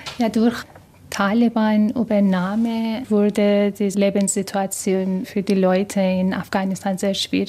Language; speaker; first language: German; non-native, fluent; Persian